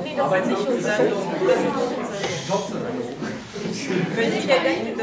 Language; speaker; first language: German; non-native, fluent; Italian